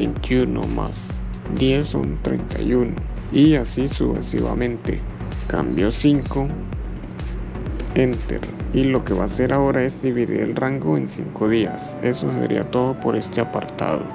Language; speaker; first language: Spanish; native; Spanish